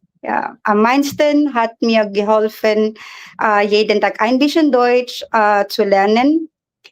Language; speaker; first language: German; non-native, learner; Filipino